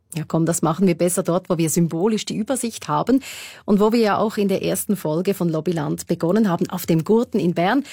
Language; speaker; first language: German; native; German